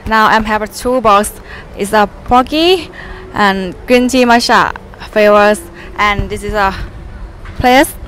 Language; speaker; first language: English; non-native, learner; Thai